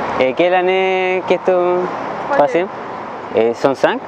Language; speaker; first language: French; non-native, learner; Spanish